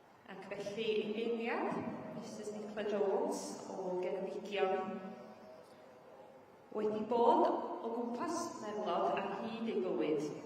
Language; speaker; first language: Welsh; native; Welsh